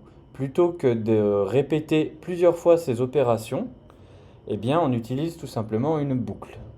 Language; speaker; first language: French; native; French